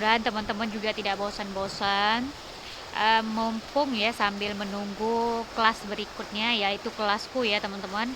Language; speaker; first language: Indonesian; native; Indonesian